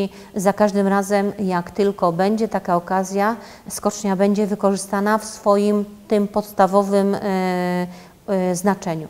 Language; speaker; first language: Polish; native; Polish